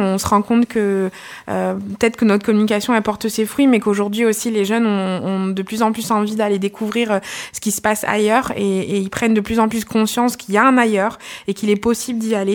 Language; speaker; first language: French; native; French